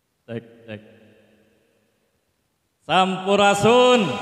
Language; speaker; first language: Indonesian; non-native, local second language; Sundanese